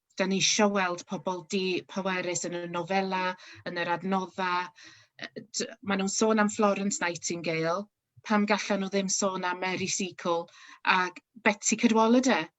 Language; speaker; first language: Welsh; non-native, local second language; English